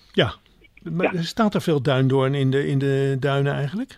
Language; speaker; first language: Dutch; native; Dutch